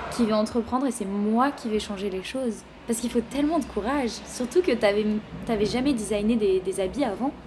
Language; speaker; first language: French; native; French